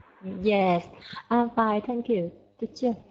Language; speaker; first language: English; non-native, learner; Vietnamese